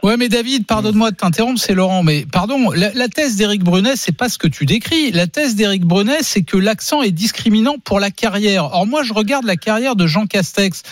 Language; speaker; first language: French; native; French